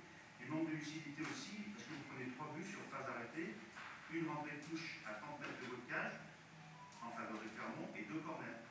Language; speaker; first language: French; native; French